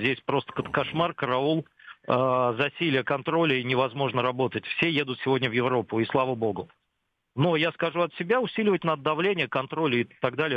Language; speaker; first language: Russian; native; Russian